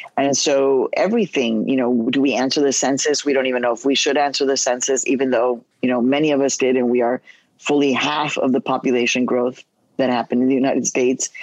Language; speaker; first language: English; early bilingual, other home language; Spanish